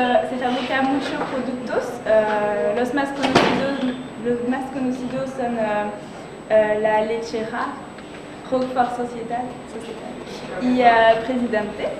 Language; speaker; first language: Spanish; non-native, learner; French